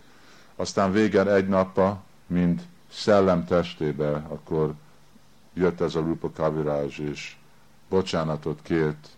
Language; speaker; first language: Hungarian; early bilingual, heritage; Hungarian